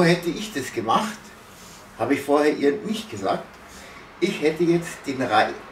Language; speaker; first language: German; native; German